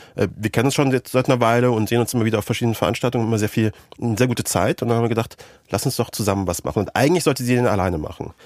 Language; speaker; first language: German; early bilingual, other home language; Persian